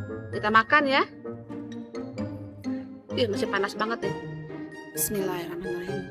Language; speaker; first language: Indonesian; non-native, local second language; Sundanese